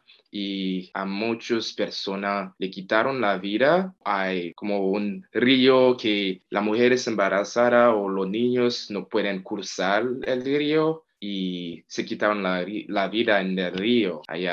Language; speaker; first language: Spanish; non-native, fluent; Haitian Creole